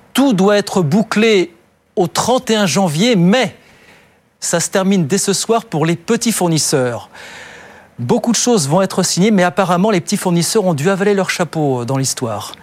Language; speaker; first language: French; native; French